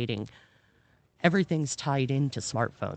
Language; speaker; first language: English; native; English